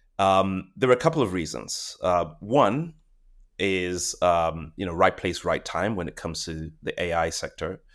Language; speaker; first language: English; non-native, local second language; Shona